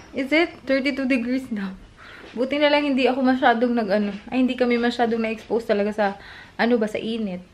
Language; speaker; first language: Filipino; native; Filipino